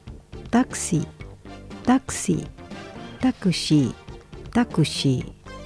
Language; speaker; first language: Japanese; non-native, fluent; Indonesian